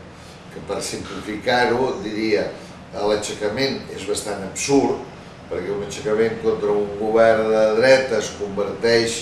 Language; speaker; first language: Catalan; native; Catalan